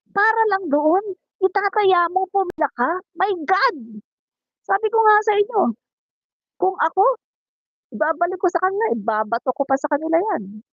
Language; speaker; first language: Filipino; non-native, local second language; Cebuano